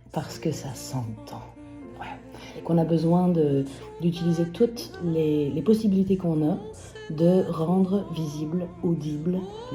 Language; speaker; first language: French; native; French